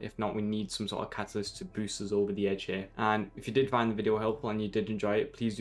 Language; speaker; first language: English; native; English